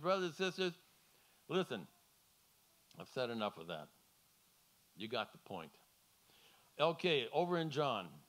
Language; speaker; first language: English; native; English